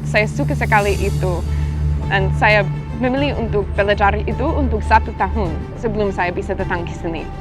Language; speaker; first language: Indonesian; non-native, fluent; English